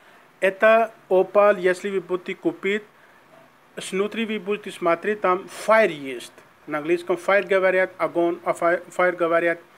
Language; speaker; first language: Russian; non-native, learner; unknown